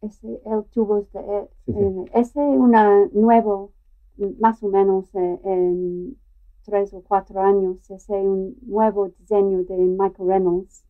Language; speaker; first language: Spanish; non-native, learner; English